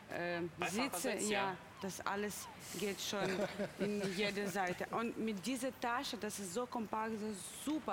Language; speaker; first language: German; non-native, fluent; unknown